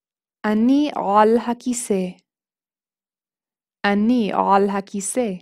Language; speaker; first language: Hebrew; non-native, fluent; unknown